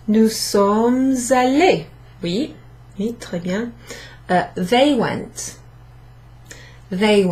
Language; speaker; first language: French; non-native, fluent; English